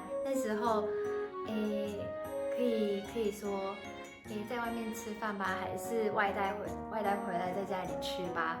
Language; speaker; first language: Chinese; non-native, fluent; Japanese